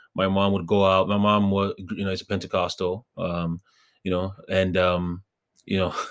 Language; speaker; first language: English; early bilingual, other home language; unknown